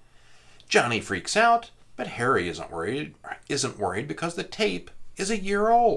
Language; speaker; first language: English; native; English